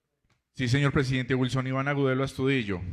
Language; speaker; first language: Spanish; native; Spanish